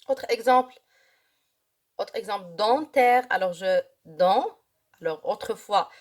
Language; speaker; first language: French; non-native, local second language; Arabic